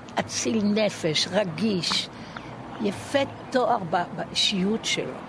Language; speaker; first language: Hebrew; native; Hebrew